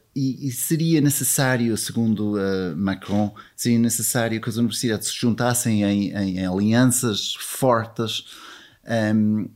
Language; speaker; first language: Portuguese; non-native, fluent; English